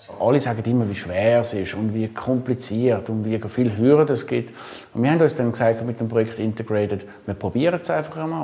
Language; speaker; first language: German; native; German